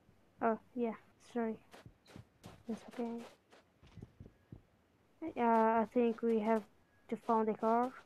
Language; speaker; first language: English; non-native, learner; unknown